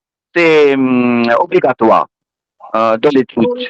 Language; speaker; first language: French; non-native, learner; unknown